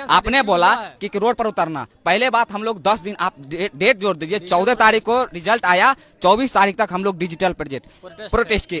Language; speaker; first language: Hindi; native; Hindi